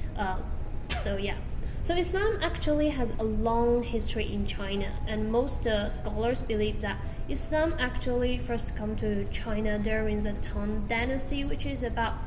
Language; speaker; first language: English; non-native, learner; Chinese